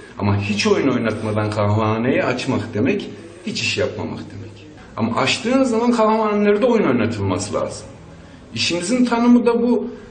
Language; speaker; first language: Turkish; native; Turkish